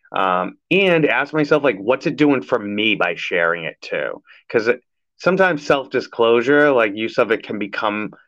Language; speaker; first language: English; native; English